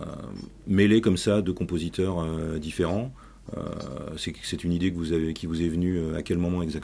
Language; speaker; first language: French; native; French